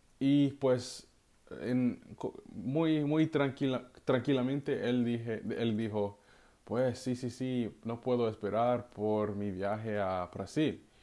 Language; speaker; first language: Spanish; non-native, learner; English